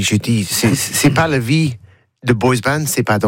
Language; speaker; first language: French; non-native, learner; English